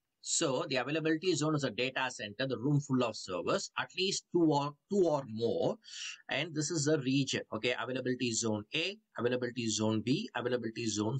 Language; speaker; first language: English; non-native, local second language; Tamil